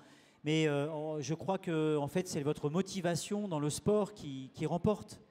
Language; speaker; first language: French; native; French